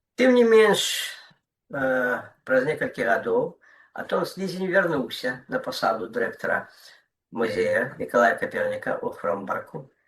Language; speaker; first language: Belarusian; non-native, local second language; Russian